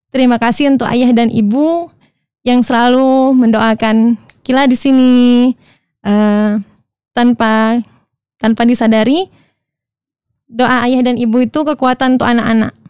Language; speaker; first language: Indonesian; native; Indonesian